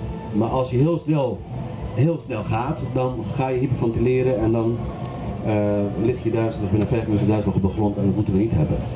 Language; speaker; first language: Dutch; non-native, fluent; Arabic